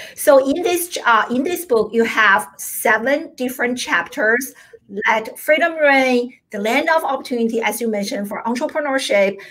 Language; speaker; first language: English; non-native, fluent; Chinese